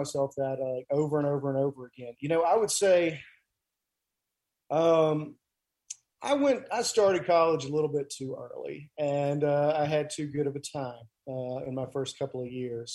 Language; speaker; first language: English; native; English